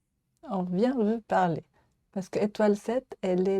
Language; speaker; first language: French; non-native, learner; Japanese